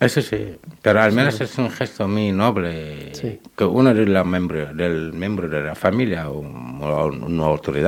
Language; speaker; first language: Spanish; non-native, learner; Wolof